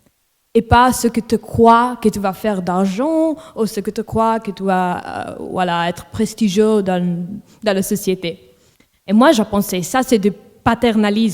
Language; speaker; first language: French; non-native, local second language; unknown